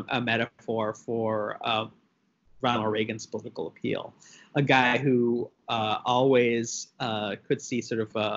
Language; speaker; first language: English; native; English